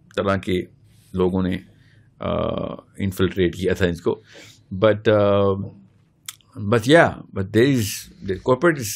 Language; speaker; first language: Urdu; native; Urdu